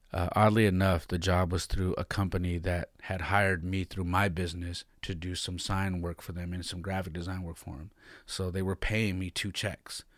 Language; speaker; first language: English; native; English